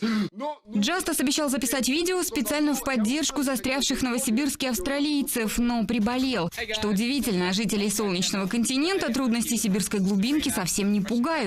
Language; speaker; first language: Russian; native; Russian